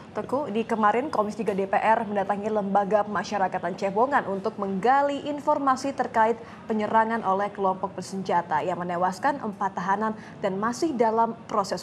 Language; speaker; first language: Indonesian; native; Indonesian